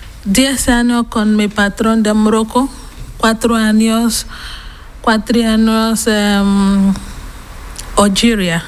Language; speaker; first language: Spanish; non-native, learner; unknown